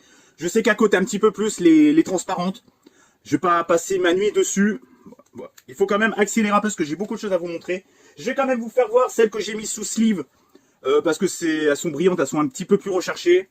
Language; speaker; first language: French; native; French